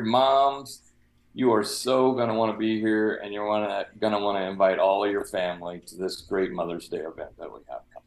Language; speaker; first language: English; native; English